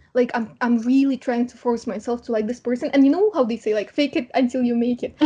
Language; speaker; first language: English; non-native, fluent; Kazakh